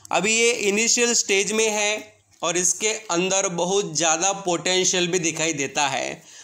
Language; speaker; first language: Hindi; native; Hindi